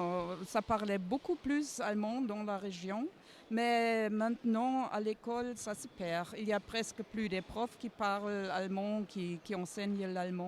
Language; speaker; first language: French; non-native, fluent; German